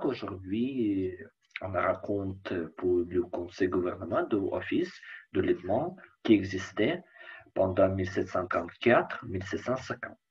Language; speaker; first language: French; non-native, learner; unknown